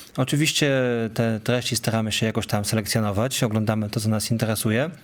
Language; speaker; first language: Polish; native; Polish